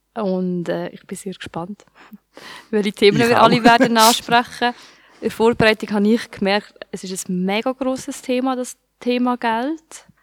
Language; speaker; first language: German; native; German